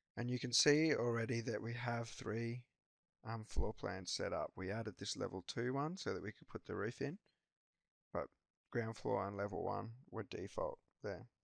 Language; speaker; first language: English; native; English